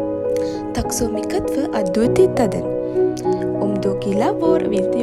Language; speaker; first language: Swedish; non-native, learner; Sinhala